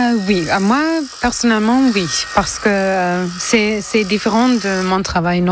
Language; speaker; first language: French; non-native, learner; German